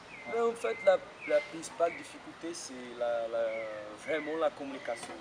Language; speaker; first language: French; non-native, fluent; Portuguese